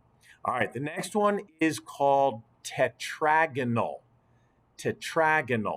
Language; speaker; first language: English; native; English